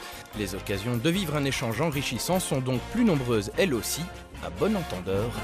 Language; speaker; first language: French; native; French